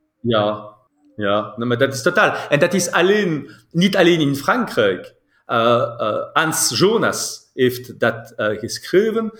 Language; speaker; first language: Dutch; non-native, local second language; French